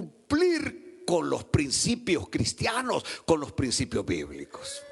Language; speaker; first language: Spanish; native; Spanish